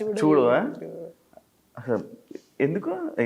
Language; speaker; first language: Telugu; native; Telugu